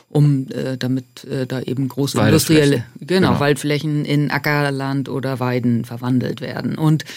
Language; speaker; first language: German; native; German